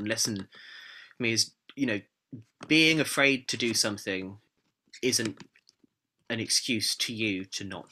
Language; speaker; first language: English; native; English